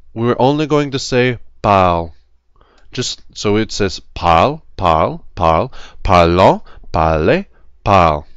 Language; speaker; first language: English; native; English